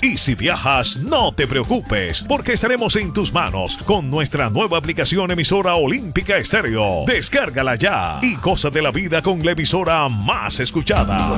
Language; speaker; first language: Spanish; native; Spanish